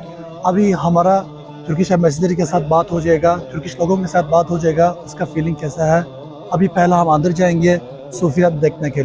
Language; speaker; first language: Hindi; non-native, learner; Turkish